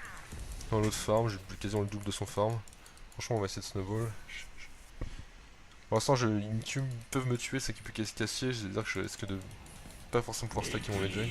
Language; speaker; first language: French; native; French